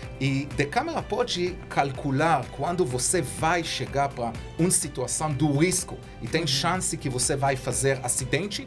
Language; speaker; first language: Portuguese; non-native, learner; Hebrew